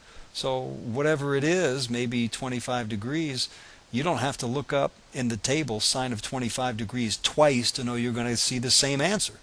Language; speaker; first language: English; native; English